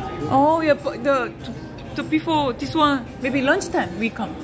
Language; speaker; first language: English; non-native, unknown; Korean